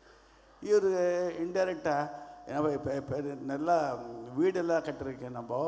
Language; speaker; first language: Tamil; non-native, learner; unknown